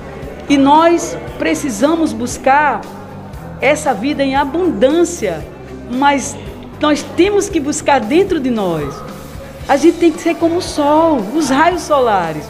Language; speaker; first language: Portuguese; native; Portuguese